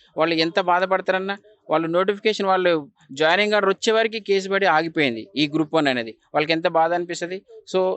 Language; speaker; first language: Telugu; native; Telugu